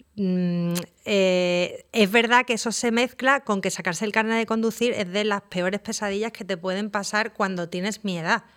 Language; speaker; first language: Spanish; native; Spanish